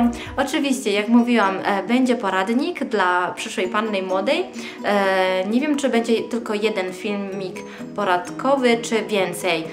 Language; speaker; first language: Polish; early bilingual, heritage; Polish